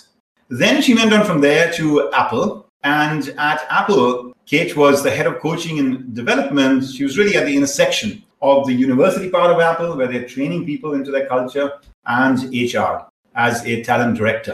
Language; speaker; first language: English; non-native, local second language; Hindi